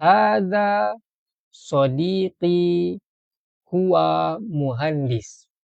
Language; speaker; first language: Arabic; non-native, fluent; Malay